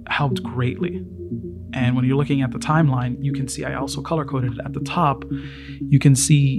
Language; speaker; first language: English; native; English